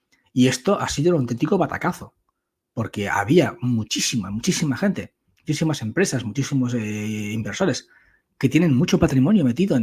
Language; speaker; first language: Spanish; native; Spanish